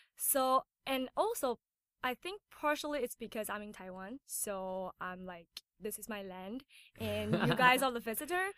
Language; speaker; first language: English; non-native, fluent; Chinese